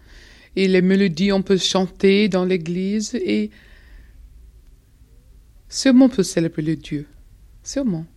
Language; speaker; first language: French; non-native, fluent; English